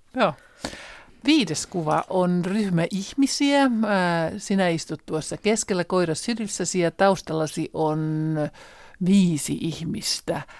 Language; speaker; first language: Finnish; native; Finnish